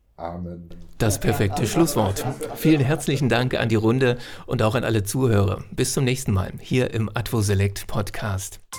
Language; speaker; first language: German; native; German